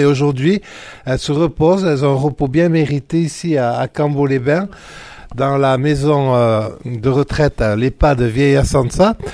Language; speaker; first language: French; native; French